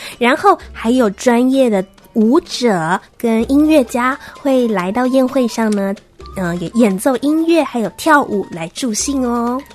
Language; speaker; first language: Chinese; native; Chinese